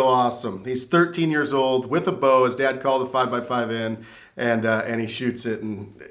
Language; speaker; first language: English; native; English